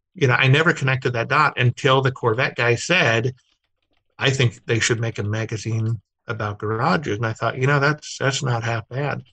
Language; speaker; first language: English; native; English